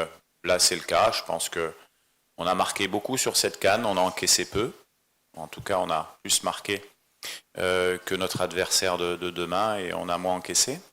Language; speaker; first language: French; native; French